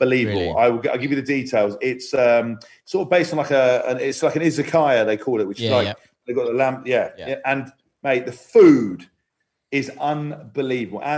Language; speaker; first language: English; native; English